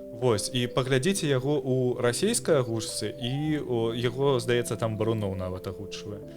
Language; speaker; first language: Belarusian; non-native, local second language; Russian